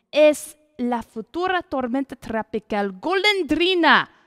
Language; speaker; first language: Spanish; non-native, learner; English